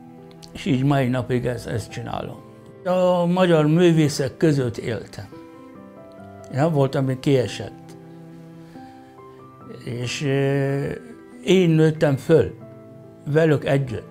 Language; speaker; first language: Hungarian; non-native, fluent; Arabic